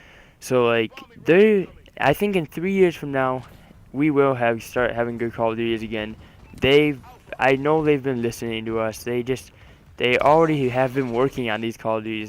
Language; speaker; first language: English; native; English